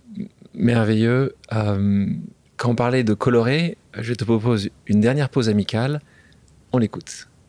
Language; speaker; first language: French; native; French